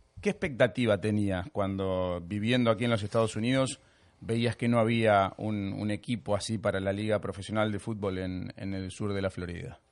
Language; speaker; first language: Spanish; native; Spanish